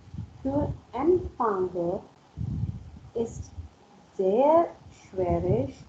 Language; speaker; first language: German; non-native, learner; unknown